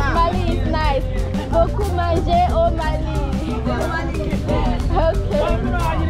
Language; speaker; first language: French; non-native, learner; English